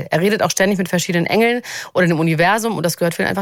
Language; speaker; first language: German; native; German